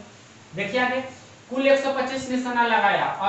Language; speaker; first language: Hindi; native; Hindi